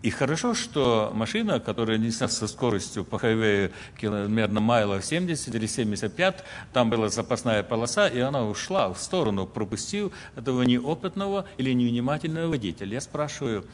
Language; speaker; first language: Russian; early bilingual, other home language; Ukrainian